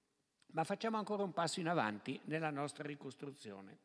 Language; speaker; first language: Italian; native; Italian